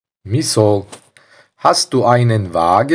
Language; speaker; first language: German; non-native, fluent; Tajik